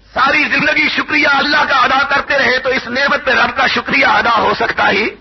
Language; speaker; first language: Urdu; non-native, local second language; Punjabi